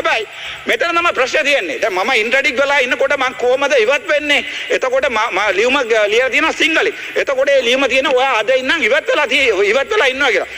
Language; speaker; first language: Sinhala; non-native, local second language; Tamil